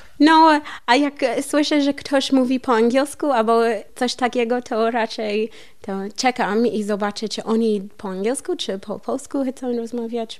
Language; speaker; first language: Polish; non-native, learner; English